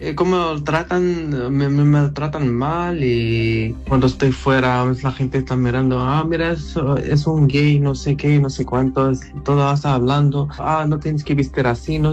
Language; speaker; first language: Spanish; non-native, learner; Arabic